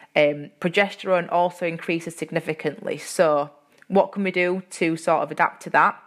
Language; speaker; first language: English; native; English